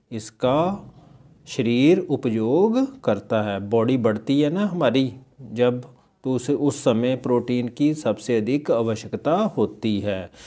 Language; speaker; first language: Hindi; non-native, local second language; Punjabi